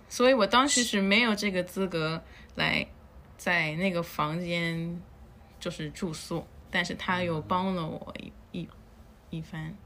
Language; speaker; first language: Chinese; non-native, fluent; Spanish